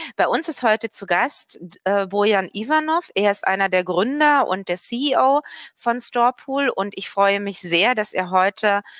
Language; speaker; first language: German; native; German